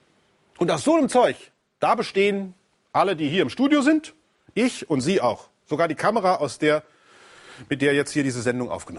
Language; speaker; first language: German; native; German